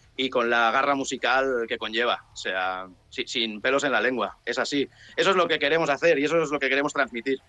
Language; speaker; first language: Spanish; native; Spanish